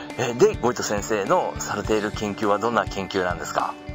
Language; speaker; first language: Japanese; native; Japanese